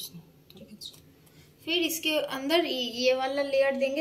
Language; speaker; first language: Hindi; non-native, local second language; Bangla